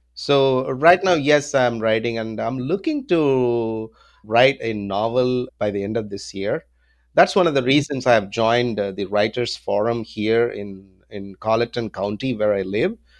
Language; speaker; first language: English; non-native, local second language; Tamil